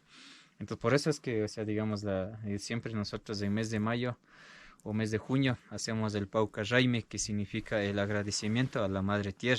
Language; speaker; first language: Spanish; non-native, local second language; Quechua